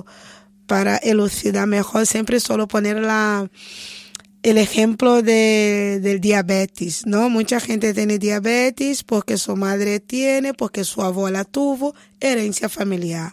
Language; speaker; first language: Spanish; non-native, fluent; Portuguese